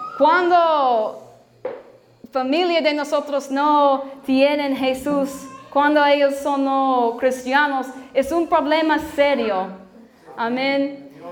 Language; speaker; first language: Spanish; non-native, learner; English